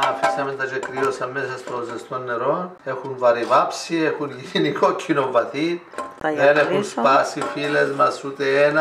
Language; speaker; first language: Greek; native; Greek